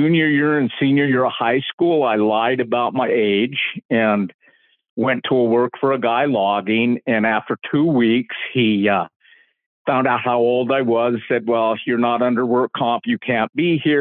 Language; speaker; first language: English; native; English